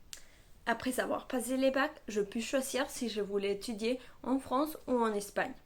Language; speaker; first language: French; non-native, fluent; Spanish